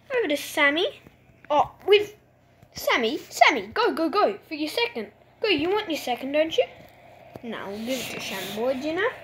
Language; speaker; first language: English; native; English